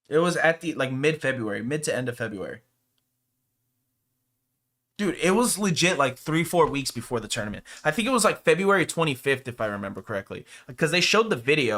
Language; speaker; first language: English; native; English